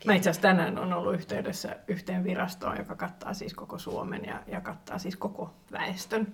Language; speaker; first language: Finnish; non-native, local second language; Swedish